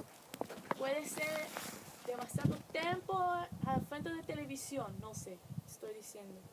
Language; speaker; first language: Spanish; non-native, fluent; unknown